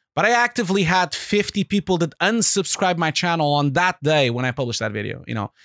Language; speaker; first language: English; non-native, fluent; Portuguese